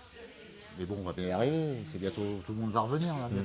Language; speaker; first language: French; native; French